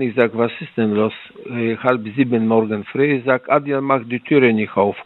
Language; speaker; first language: German; non-native, learner; Polish